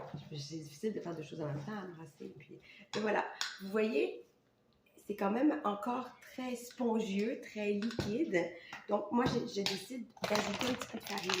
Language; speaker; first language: French; native; French